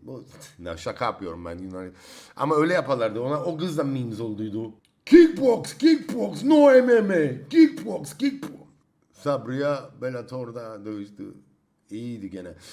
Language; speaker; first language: Turkish; early bilingual, heritage; Turkish